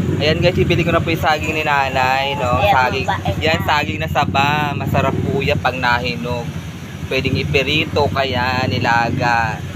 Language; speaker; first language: Filipino; native; Filipino